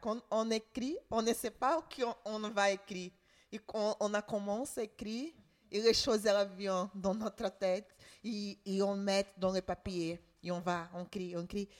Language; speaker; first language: French; non-native, learner; Portuguese